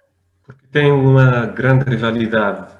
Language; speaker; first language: Portuguese; non-native, fluent; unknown